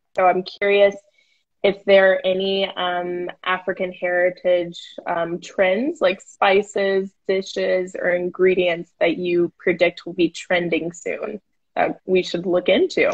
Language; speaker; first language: English; native; English